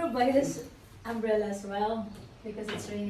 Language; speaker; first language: English; non-native, local second language; Filipino